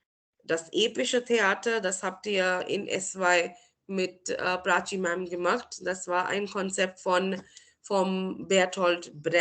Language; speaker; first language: German; non-native, fluent; Marathi